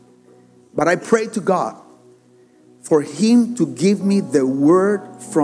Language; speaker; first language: English; non-native, fluent; Spanish